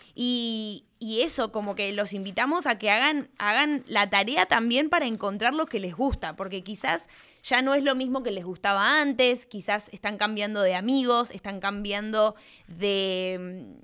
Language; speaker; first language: Spanish; native; Spanish